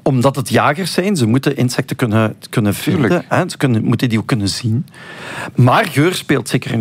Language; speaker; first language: Dutch; native; Dutch